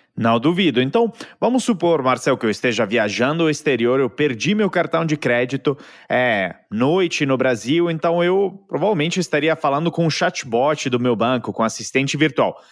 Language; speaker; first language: Portuguese; non-native, fluent; Italian